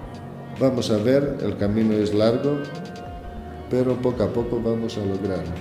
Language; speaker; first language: Spanish; non-native, learner; Greek